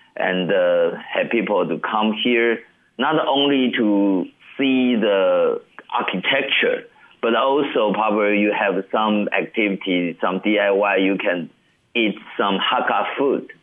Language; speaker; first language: English; non-native, learner; Chinese